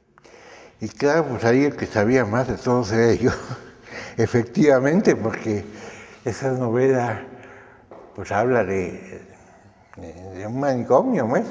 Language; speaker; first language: Spanish; early bilingual, other home language; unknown